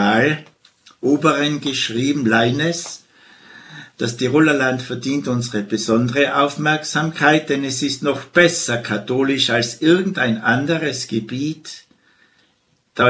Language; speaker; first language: German; native; German